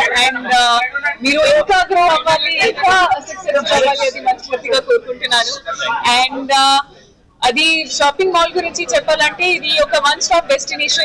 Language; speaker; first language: Telugu; non-native, fluent; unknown